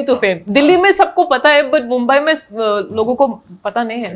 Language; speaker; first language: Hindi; non-native, local second language; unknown